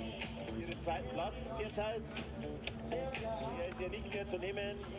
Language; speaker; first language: German; native; German